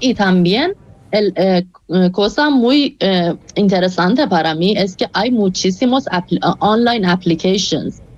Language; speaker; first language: Spanish; non-native, fluent; Persian